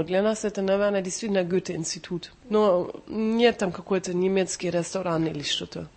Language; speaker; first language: Russian; non-native, learner; German